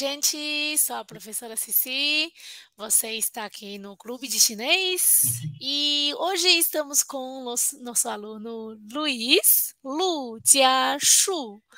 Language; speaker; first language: Portuguese; non-native, fluent; Chinese